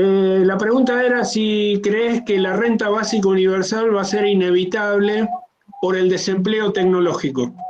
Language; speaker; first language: Spanish; native; Spanish